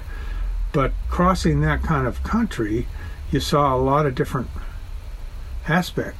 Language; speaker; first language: English; native; English